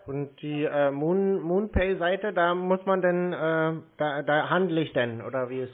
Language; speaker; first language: German; native; German